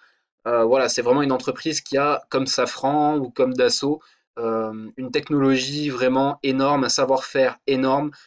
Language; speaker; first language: French; native; French